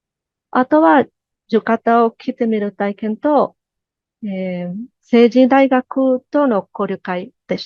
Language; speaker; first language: Japanese; non-native, learner; Spanish